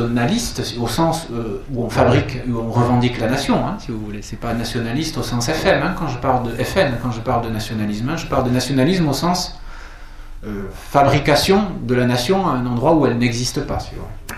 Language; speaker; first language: French; native; French